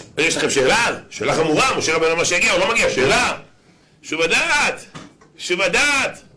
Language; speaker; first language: Hebrew; native; Hebrew